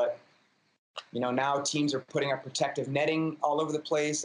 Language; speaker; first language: English; native; English